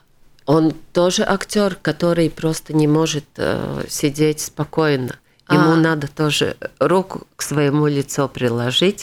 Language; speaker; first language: Russian; non-native, local second language; Latvian